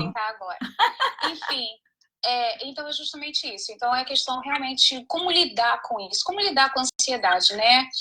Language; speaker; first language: Portuguese; native; Portuguese